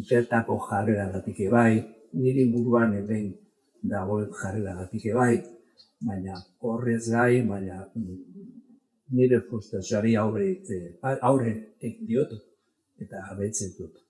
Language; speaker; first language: Basque; non-native, local second language; Spanish